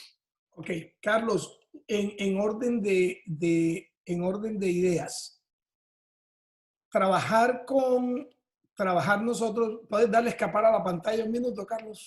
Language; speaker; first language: Spanish; native; Spanish